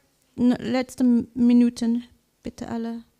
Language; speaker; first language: German; non-native, learner; English